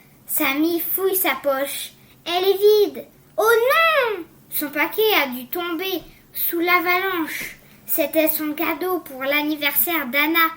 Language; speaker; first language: French; native; French